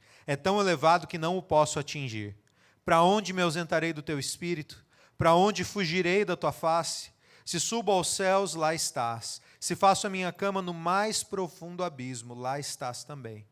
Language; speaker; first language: Portuguese; native; Portuguese